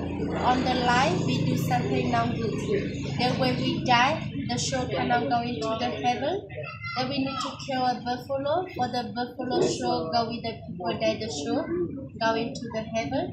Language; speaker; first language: English; non-native, learner; Hmong